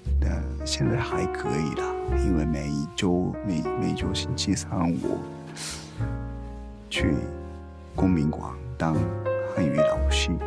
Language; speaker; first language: Chinese; non-native, learner; Japanese